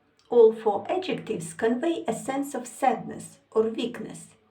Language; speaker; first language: English; non-native, fluent; Ukrainian